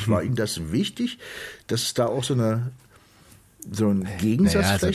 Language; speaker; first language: German; native; German